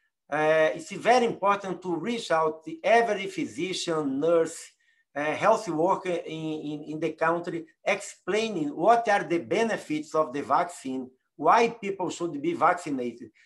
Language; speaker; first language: English; non-native, fluent; Portuguese